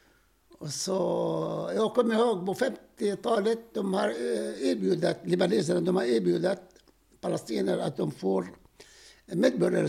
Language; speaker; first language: Swedish; non-native, fluent; Arabic